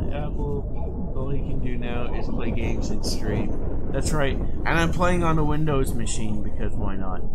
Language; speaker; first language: English; native; English